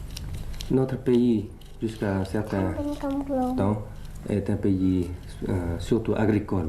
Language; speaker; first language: French; early bilingual, other home language; Thai